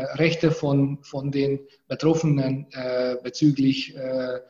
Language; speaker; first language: German; non-native, fluent; Hungarian